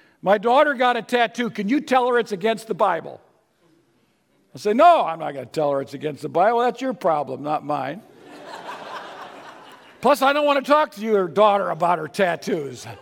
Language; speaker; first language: English; native; English